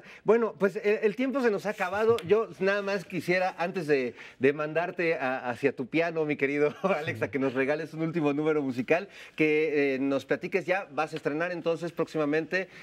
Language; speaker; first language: Spanish; native; Spanish